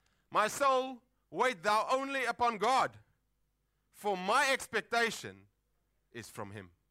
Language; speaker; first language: English; non-native, local second language; Afrikaans